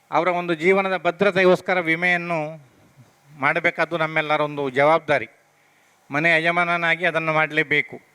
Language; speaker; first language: Kannada; native; Kannada